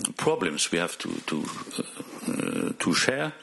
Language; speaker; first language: English; non-native, fluent; Luxembourgish